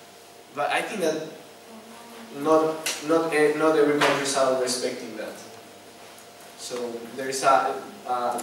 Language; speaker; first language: English; non-native, learner; Spanish